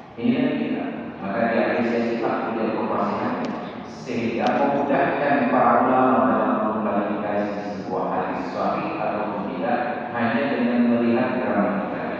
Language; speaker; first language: Indonesian; non-native, local second language; Achinese